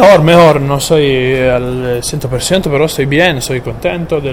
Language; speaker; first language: Spanish; non-native, learner; Italian